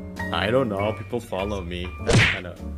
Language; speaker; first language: English; non-native, fluent; Indonesian